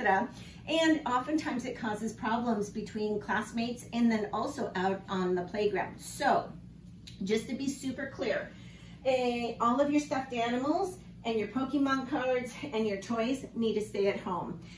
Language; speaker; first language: English; native; English